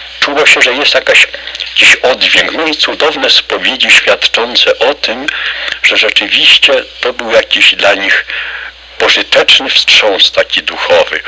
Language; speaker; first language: Polish; native; Polish